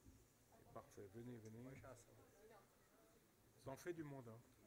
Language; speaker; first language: French; native; French